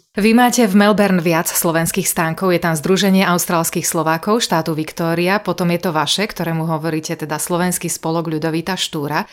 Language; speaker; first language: Slovak; native; Slovak